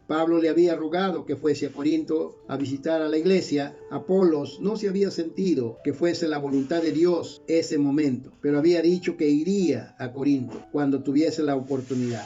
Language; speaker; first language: Spanish; native; Spanish